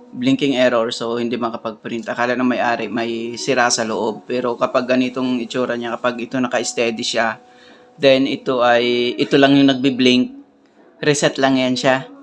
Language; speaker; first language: Filipino; native; Filipino